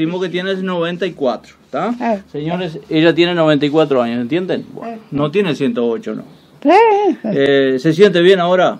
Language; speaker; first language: Spanish; native; Spanish